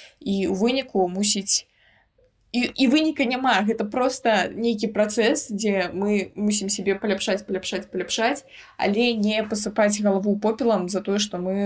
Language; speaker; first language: Belarusian; non-native, local second language; Russian